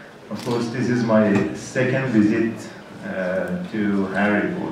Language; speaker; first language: English; non-native, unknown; Persian